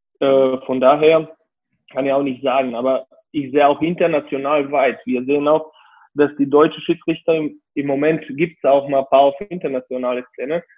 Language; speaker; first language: German; non-native, fluent; Serbian